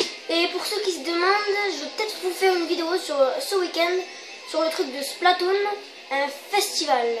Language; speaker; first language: French; native; French